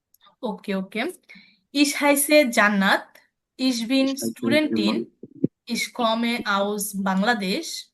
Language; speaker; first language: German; non-native, learner; Bangla